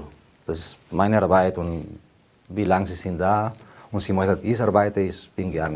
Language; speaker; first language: German; non-native, learner; Spanish